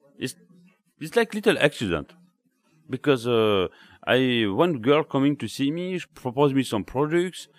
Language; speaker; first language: English; non-native, learner; French